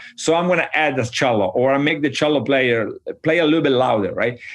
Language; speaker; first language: English; non-native, fluent; Italian